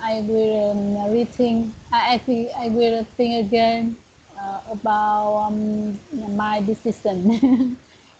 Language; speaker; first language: English; non-native, learner; Vietnamese